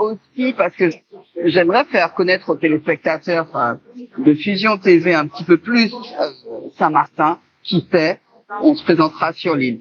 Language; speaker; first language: French; native; French